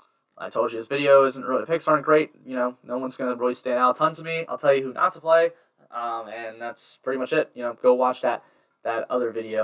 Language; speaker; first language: English; native; English